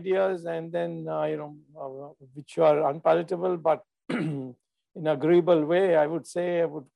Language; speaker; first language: English; non-native, local second language; Tamil